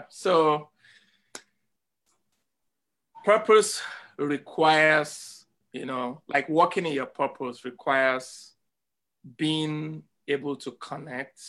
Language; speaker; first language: English; non-native, local second language; Yoruba